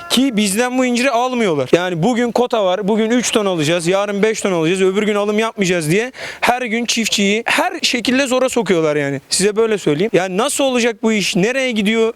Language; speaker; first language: Turkish; native; Turkish